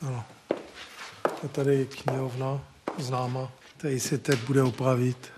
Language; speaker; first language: Czech; early bilingual, heritage; Czech